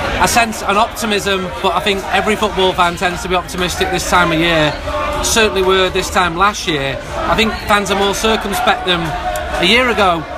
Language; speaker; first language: English; native; English